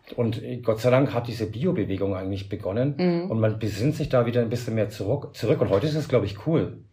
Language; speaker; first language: German; native; German